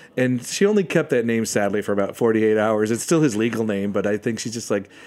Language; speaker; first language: English; native; English